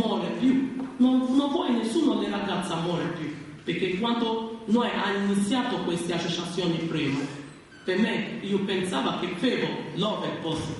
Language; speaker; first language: Italian; non-native, learner; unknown